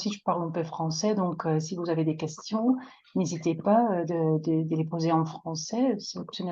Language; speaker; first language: French; non-native, learner; Dutch